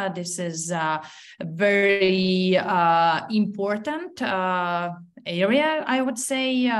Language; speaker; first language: English; non-native, fluent; Latvian